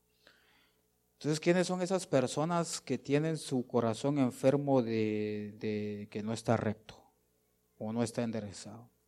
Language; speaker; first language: Spanish; native; Spanish